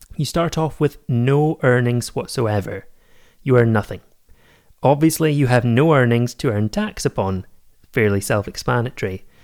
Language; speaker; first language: English; native; English